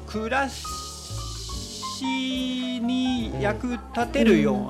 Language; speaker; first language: Japanese; non-native, fluent; Danish